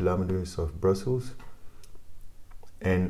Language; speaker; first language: English; non-native, fluent; French